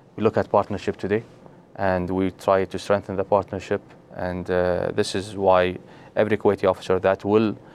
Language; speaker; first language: English; non-native, fluent; Arabic